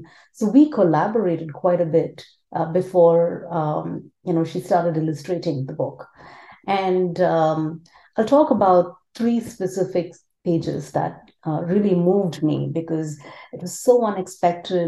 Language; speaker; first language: English; non-native, local second language; Tamil